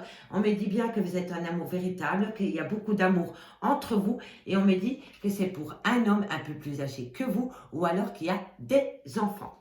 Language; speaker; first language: French; native; French